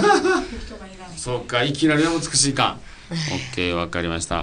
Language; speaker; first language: Japanese; native; Japanese